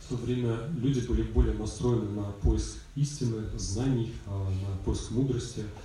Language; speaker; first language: Russian; native; Russian